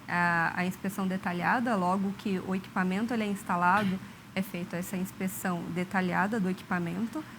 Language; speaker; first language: Portuguese; native; Portuguese